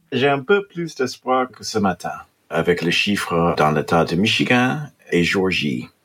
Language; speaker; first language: French; non-native, fluent; English